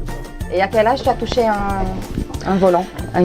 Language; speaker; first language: French; native; French